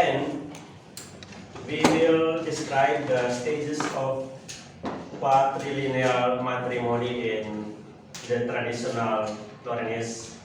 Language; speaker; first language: English; non-native, learner; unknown